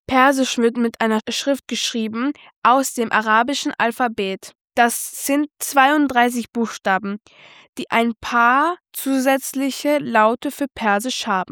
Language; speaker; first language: German; early bilingual, other home language; Persian